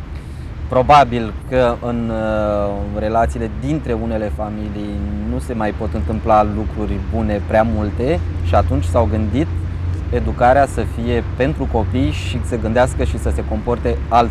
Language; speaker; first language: Romanian; native; Romanian